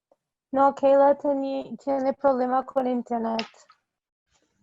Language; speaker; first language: Spanish; early bilingual, heritage; Spanish